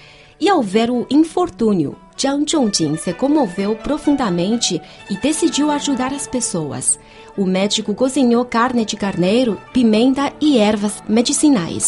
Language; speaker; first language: Portuguese; non-native, fluent; Chinese